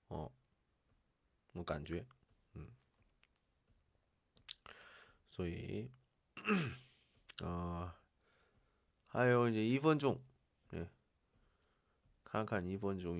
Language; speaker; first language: Chinese; non-native, learner; Korean